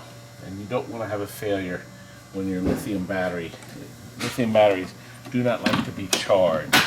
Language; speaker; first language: English; native; English